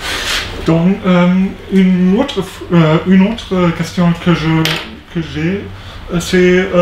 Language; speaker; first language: French; non-native, learner; German